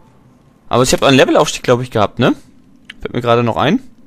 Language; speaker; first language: German; native; German